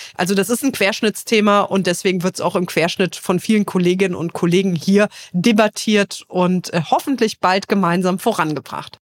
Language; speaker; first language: German; native; German